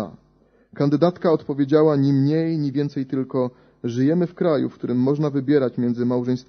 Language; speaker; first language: Polish; native; Polish